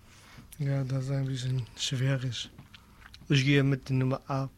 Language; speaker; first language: German; non-native, learner; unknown